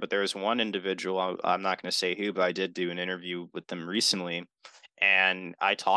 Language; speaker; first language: English; native; English